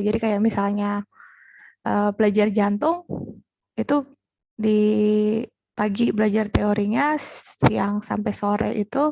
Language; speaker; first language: Indonesian; native; Indonesian